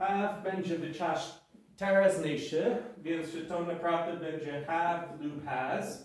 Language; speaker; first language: Polish; non-native, fluent; English